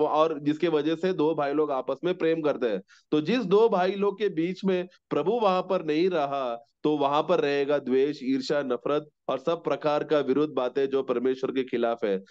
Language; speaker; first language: Hindi; non-native, local second language; Malayalam